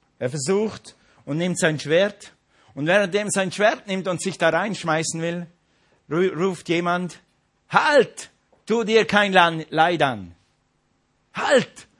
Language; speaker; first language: German; non-native, fluent; English